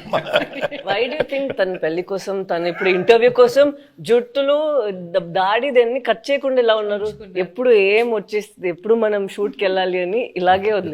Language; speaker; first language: Telugu; non-native, fluent; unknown